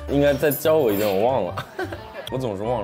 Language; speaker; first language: Chinese; early bilingual, other home language; English